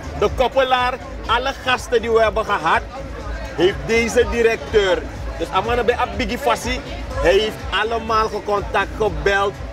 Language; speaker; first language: Dutch; native; Dutch